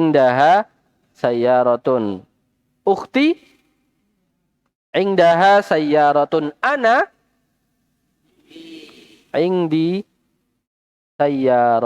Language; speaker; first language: Arabic; non-native, fluent; Indonesian